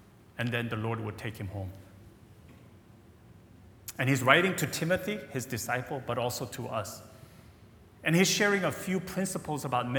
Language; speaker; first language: English; native; English